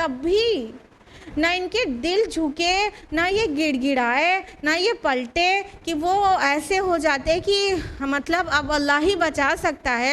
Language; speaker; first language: Urdu; native; Urdu